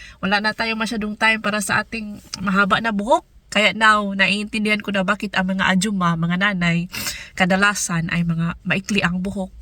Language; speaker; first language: Filipino; non-native, local second language; Cebuano